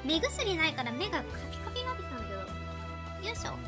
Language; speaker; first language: Japanese; native; Japanese